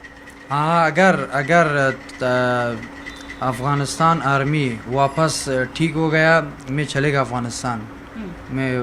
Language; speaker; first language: Hindi; non-native, learner; Persian